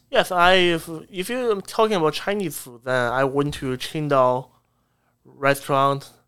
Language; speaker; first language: English; non-native, fluent; Chinese